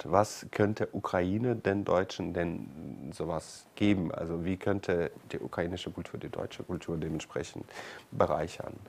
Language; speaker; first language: German; non-native, fluent; Ukrainian